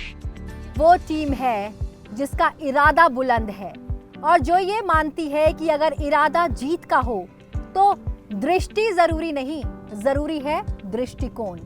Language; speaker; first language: Hindi; native; Hindi